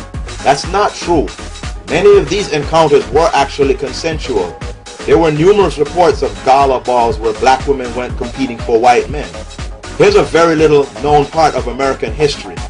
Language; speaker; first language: English; native; English